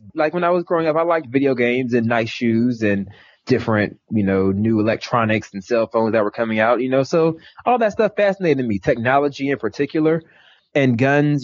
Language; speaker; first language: English; native; English